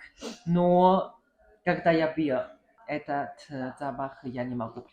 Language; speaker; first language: Russian; non-native, learner; Chinese